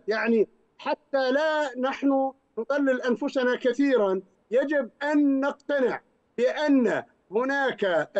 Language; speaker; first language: Arabic; native; Arabic